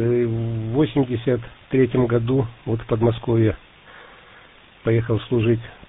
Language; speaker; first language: Russian; native; Russian